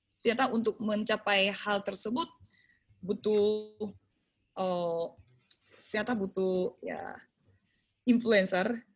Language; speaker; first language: Indonesian; early bilingual, other home language; Korean